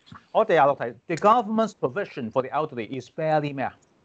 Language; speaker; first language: English; non-native, local second language; Cantonese